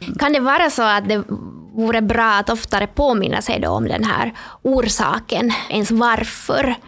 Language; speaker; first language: Swedish; native; Swedish